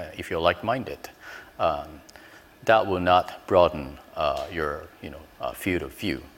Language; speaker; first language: English; non-native, fluent; Japanese